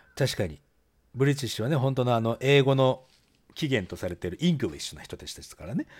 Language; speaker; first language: Japanese; native; Japanese